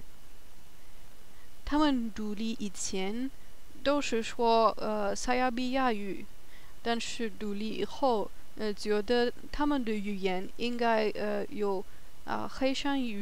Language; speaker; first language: Chinese; non-native, learner; German